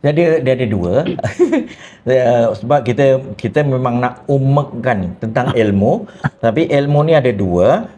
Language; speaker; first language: Malay; native; Malay